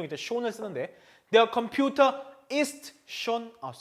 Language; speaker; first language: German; non-native, fluent; Korean